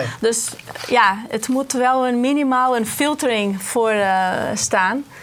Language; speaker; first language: Dutch; non-native, fluent; Portuguese